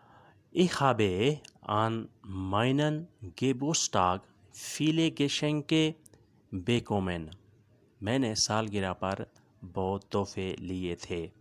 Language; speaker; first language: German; non-native, learner; Urdu